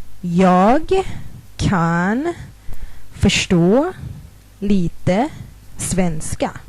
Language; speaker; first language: Swedish; non-native, fluent; Thai